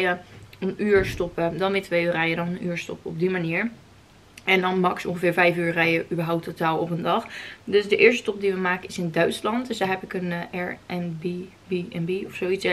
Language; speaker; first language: Dutch; native; Dutch